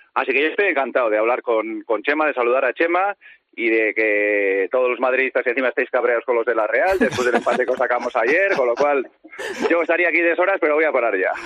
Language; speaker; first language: Spanish; native; Spanish